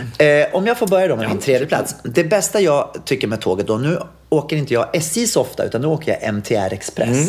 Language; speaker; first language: Swedish; native; Swedish